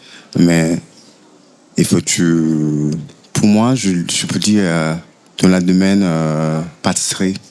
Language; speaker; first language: French; non-native, fluent; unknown